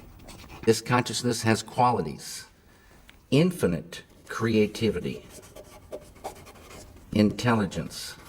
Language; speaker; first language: English; native; English